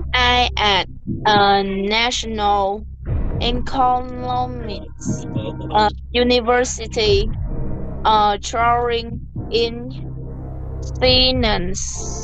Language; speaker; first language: English; non-native, learner; Vietnamese